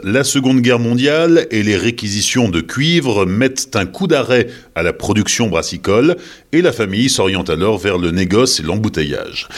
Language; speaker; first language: French; native; French